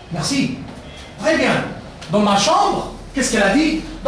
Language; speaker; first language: French; non-native, fluent; Arabic